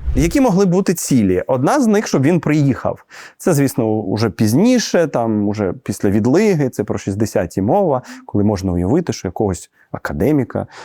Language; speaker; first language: Ukrainian; native; Ukrainian